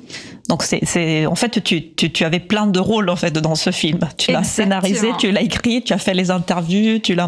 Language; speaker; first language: French; native; French